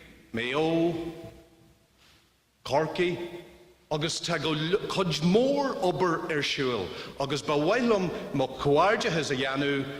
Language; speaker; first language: Irish; non-native, learner; English